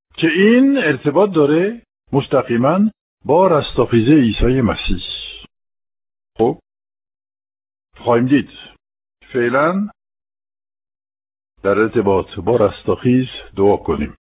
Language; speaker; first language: Persian; non-native, fluent; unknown